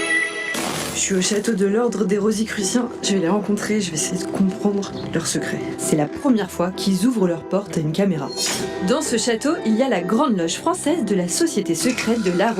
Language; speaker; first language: French; native; French